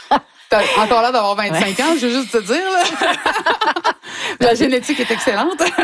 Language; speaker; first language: French; native; French